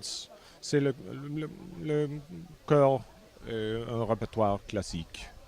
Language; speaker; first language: French; non-native, fluent; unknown